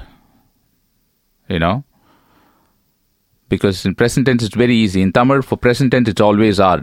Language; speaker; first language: English; non-native, local second language; Tamil